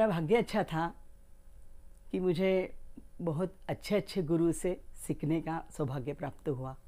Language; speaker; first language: Hindi; native; Hindi